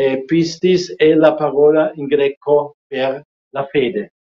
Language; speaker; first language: Italian; non-native, fluent; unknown